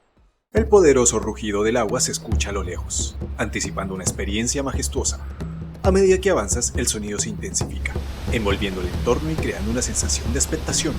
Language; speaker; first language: Spanish; native; Spanish